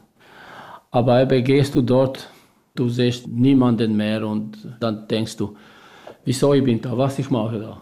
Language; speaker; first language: German; non-native, learner; Albanian